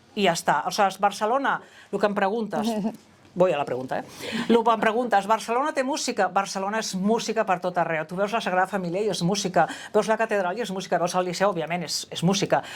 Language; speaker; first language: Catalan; non-native, local second language; Spanish